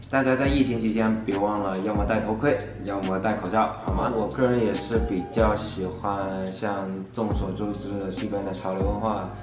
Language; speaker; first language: Chinese; non-native, local second language; Cantonese